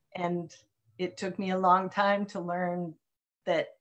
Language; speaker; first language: English; native; English